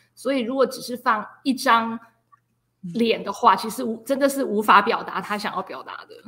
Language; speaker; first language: Chinese; native; Chinese